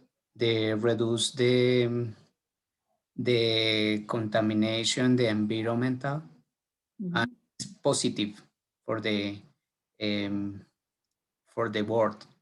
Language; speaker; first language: English; non-native, learner; Spanish